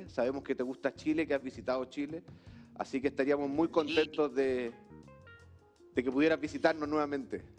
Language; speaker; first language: Spanish; native; Spanish